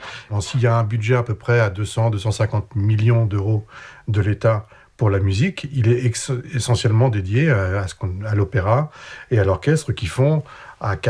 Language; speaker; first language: French; native; French